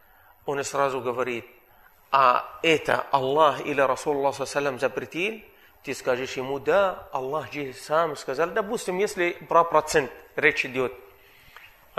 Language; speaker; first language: Russian; non-native, fluent; Arabic